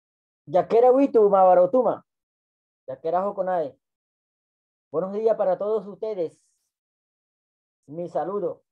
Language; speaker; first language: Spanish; non-native, local second language; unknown